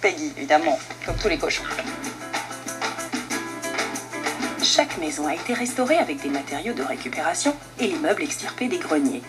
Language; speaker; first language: French; native; French